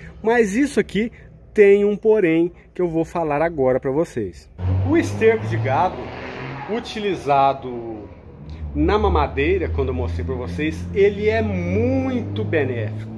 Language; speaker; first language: Portuguese; native; Portuguese